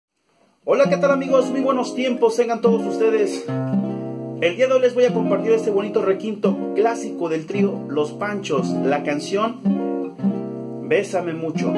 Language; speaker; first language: Spanish; native; Spanish